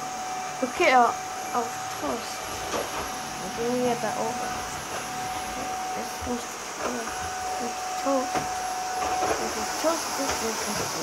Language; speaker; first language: German; non-native, learner; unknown